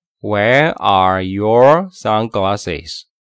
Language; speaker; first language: English; non-native, fluent; Chinese